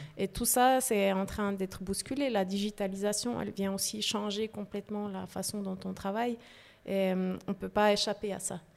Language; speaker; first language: French; native; French